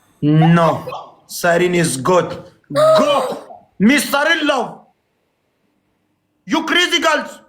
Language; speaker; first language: English; non-native, learner; Pashto